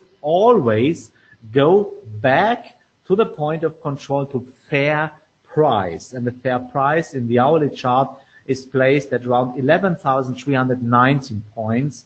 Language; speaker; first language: English; non-native, fluent; German